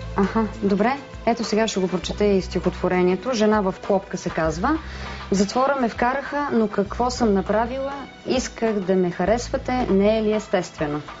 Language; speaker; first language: Bulgarian; native; Bulgarian